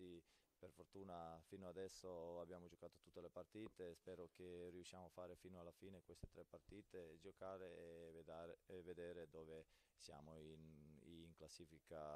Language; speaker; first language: Italian; non-native, fluent; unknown